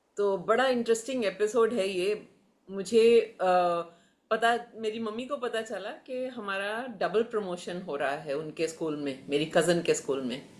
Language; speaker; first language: Hindi; native; Hindi